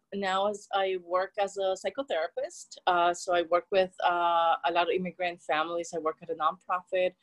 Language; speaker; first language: English; non-native, fluent; Spanish